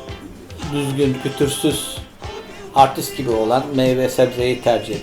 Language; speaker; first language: Turkish; native; Turkish